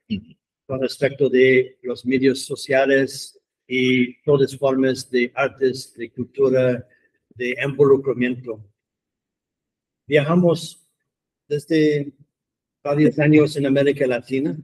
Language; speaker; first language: Spanish; non-native, fluent; English